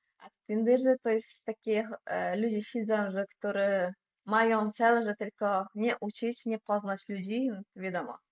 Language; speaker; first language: Polish; non-native, fluent; Uzbek